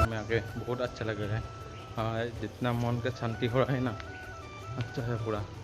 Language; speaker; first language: Hindi; non-native, local second language; Assamese